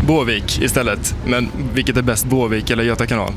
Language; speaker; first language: Swedish; native; Swedish